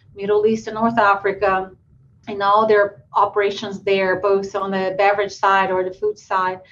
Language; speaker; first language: English; non-native, fluent; Portuguese